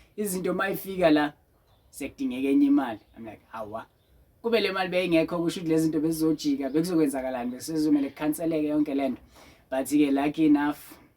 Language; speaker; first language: Zulu; non-native, local second language; Southern Sotho